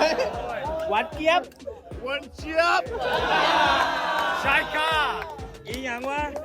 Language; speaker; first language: Thai; non-native, learner; English